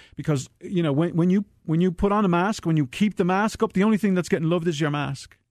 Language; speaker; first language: English; native; English